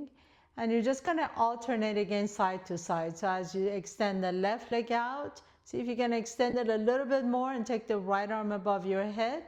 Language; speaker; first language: English; native; English